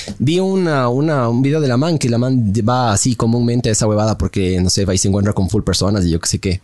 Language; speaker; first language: Spanish; native; Spanish